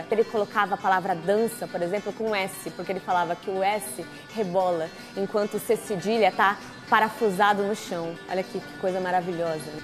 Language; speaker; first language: Portuguese; native; Portuguese